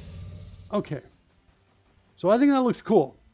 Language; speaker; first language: English; native; English